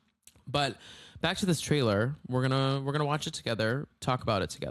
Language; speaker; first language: English; native; English